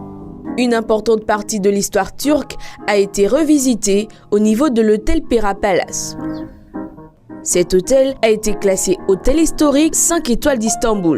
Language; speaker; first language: French; native; French